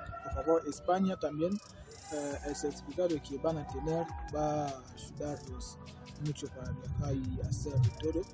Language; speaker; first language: Spanish; non-native, fluent; French